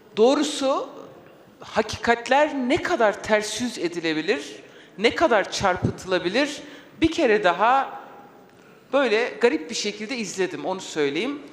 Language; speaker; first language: Turkish; non-native, local second language; Kurdish